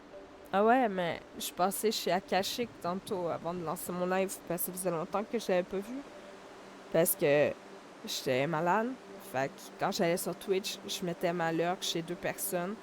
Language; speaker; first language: French; native; French